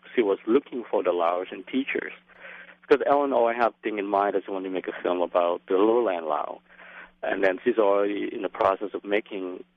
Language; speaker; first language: English; non-native, fluent; Lao